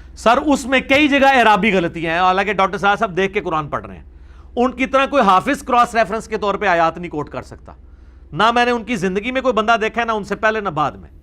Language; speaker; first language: Urdu; non-native, local second language; Punjabi